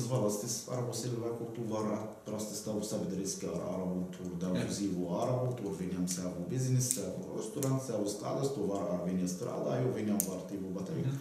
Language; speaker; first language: Latvian; non-native, learner; Arabic